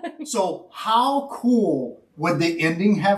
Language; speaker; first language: English; native; English